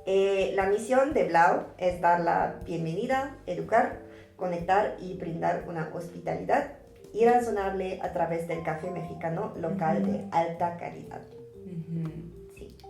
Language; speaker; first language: Spanish; non-native, learner; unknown